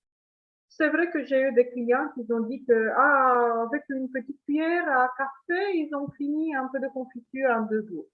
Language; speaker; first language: French; non-native, fluent; Italian